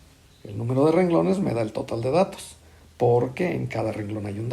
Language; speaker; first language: Spanish; native; Spanish